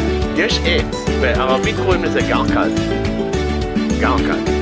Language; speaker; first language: Hebrew; non-native, fluent; English